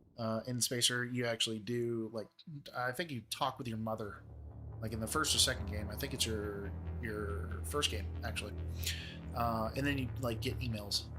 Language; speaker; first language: English; native; English